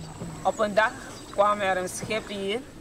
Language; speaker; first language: Dutch; non-native, local second language; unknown